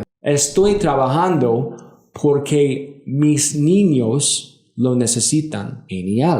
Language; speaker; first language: Spanish; non-native, learner; English